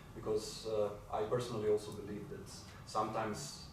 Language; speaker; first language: English; non-native, fluent; Slovenian